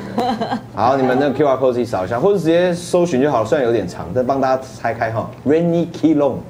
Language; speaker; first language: Chinese; native; Chinese